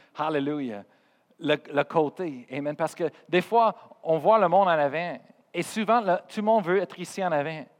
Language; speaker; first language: French; non-native, fluent; English